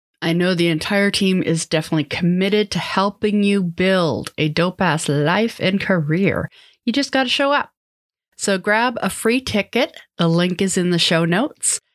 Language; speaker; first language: English; native; English